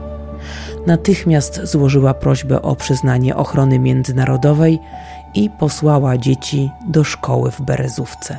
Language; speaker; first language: Polish; native; Polish